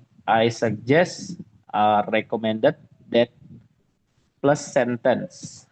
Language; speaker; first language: English; non-native, learner; Indonesian